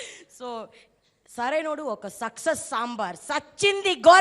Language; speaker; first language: Telugu; non-native, learner; Tamil